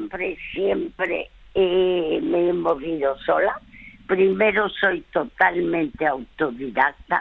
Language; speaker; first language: Spanish; early bilingual, other home language; French